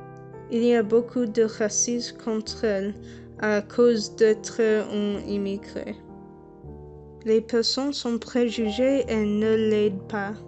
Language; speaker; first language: French; non-native, learner; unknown